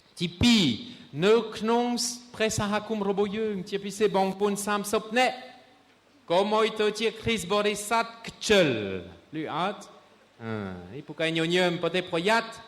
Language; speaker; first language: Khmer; non-native, fluent; French